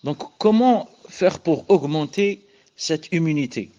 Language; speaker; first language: French; non-native, local second language; Arabic